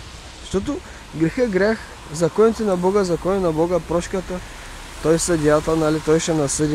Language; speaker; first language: Bulgarian; native; Bulgarian